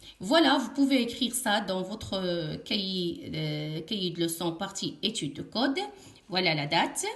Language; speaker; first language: French; non-native, local second language; Arabic